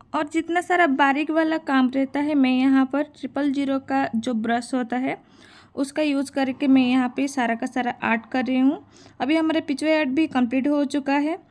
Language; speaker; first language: Hindi; non-native, local second language; Odia